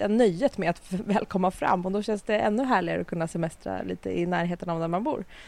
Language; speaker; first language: Swedish; native; Swedish